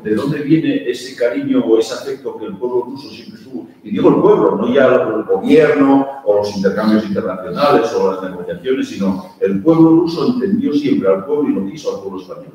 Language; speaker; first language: Spanish; early bilingual, heritage; Spanish